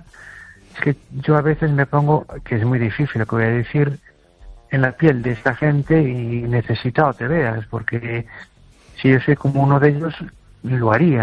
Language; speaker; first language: Spanish; native; Spanish